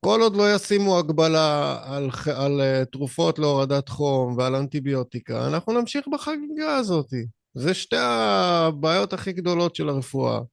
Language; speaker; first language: Hebrew; native; Hebrew